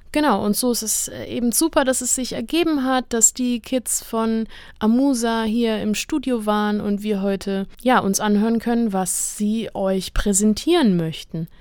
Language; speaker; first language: German; native; German